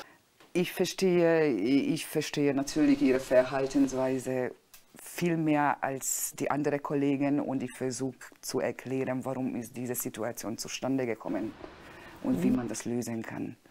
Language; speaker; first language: German; non-native, fluent; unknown